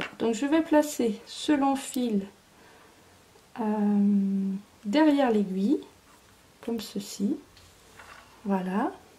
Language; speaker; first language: French; native; French